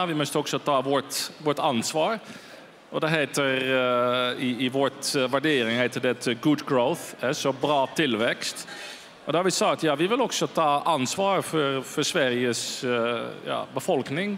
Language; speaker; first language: Swedish; non-native, fluent; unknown